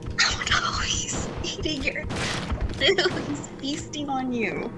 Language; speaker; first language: English; native; English